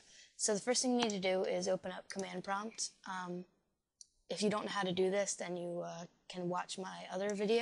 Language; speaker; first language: English; native; English